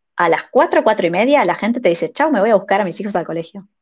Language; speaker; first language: Spanish; native; Spanish